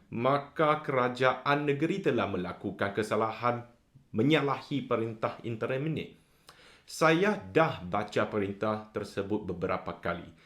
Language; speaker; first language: Malay; non-native, local second language; Chinese